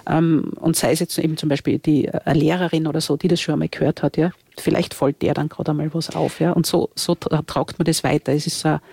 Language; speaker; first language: German; native; German